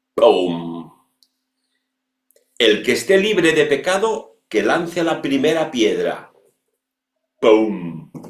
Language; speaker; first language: Spanish; non-native, local second language; Catalan